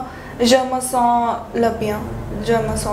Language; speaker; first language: French; non-native, learner; Hindi